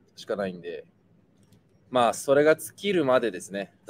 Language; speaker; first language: Japanese; native; Japanese